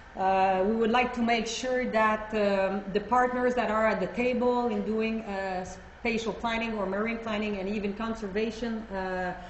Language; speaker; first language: English; non-native, fluent; French